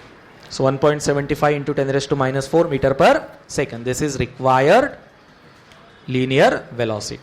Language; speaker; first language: English; non-native, local second language; Marathi